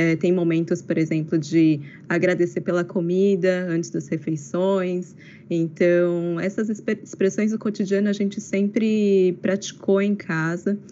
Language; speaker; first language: Portuguese; native; Portuguese